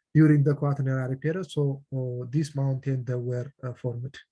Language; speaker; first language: English; non-native, local second language; Amharic